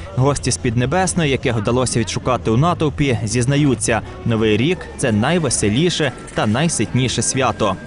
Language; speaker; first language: Ukrainian; native; Ukrainian